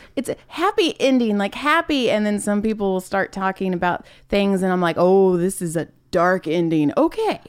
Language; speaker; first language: English; native; English